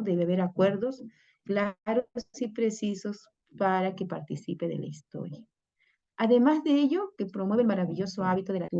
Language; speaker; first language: Spanish; native; Spanish